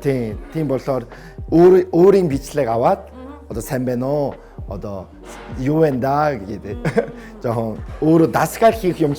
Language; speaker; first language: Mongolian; non-native, fluent; Korean